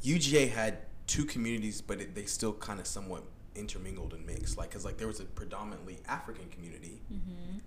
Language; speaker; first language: English; native; English